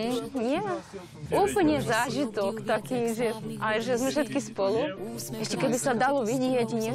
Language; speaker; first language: Slovak; non-native, fluent; Serbian